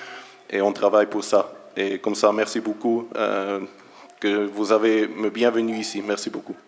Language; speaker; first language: French; non-native, local second language; German